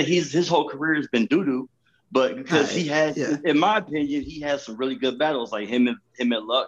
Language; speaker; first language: English; native; English